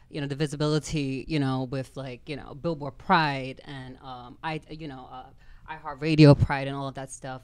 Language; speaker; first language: English; native; English